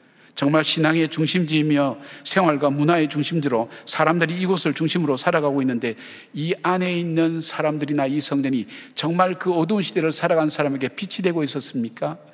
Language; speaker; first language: Korean; native; Korean